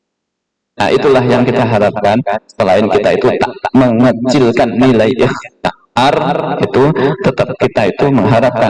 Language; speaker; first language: Indonesian; non-native, local second language; Javanese